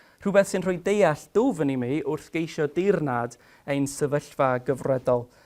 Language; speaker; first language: Welsh; non-native, fluent; English